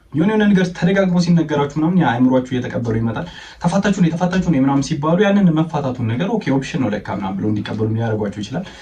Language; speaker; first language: Amharic; native; Amharic